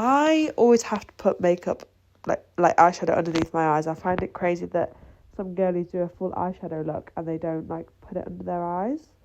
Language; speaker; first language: English; native; English